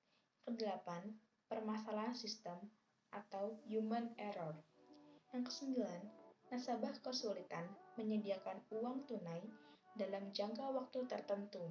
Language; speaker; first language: Indonesian; native; Indonesian